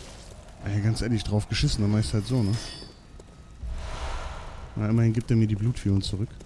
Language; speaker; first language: German; native; German